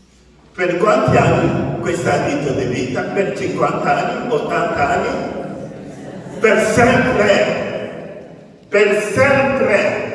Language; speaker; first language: Italian; non-native, fluent; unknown